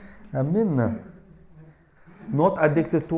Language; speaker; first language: English; non-native, fluent; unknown